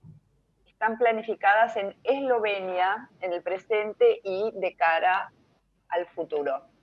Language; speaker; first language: Spanish; native; Spanish